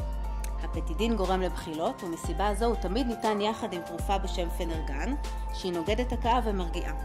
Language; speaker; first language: Hebrew; native; Hebrew